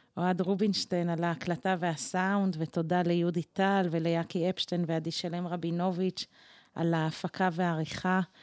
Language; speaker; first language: Hebrew; native; Hebrew